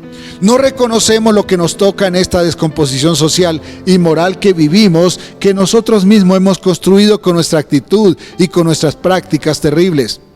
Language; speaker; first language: Spanish; native; Spanish